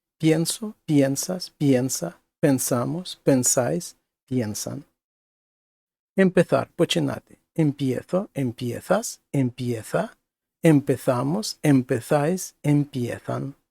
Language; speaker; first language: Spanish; non-native, fluent; Ukrainian